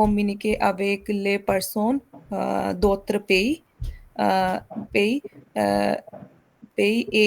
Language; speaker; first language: French; non-native, learner; Hindi